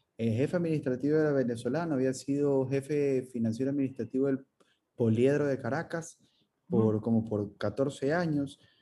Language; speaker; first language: Spanish; native; Spanish